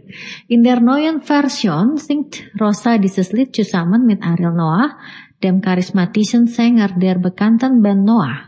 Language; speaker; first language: German; non-native, learner; Indonesian